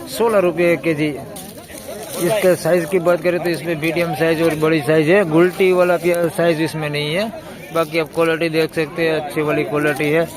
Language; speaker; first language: Hindi; non-native, local second language; Gujarati